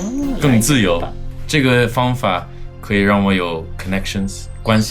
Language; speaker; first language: Chinese; non-native, local second language; English